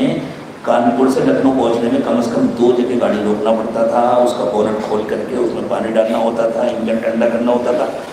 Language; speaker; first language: Urdu; native; Urdu